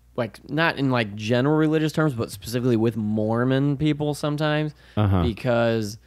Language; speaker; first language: English; native; English